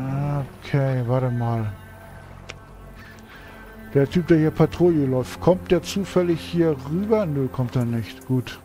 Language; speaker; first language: German; native; German